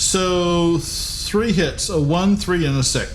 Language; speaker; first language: English; native; English